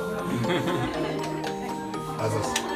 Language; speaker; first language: Japanese; non-native, learner; French